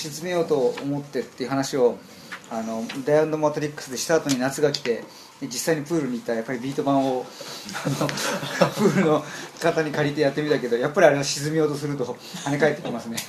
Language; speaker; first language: Japanese; native; Japanese